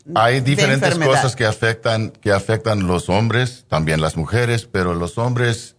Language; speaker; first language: Spanish; early bilingual, heritage; Spanish